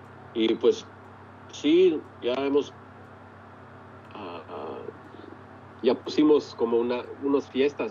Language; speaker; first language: Spanish; early bilingual, heritage; English